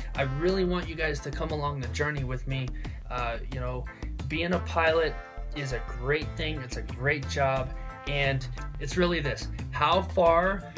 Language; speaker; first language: English; native; English